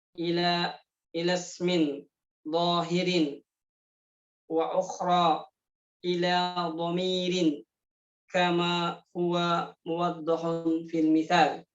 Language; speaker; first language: Arabic; non-native, fluent; Indonesian